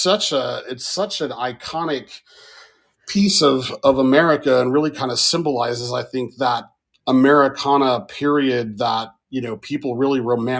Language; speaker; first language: English; native; English